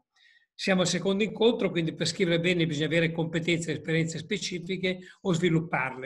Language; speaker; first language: Italian; native; Italian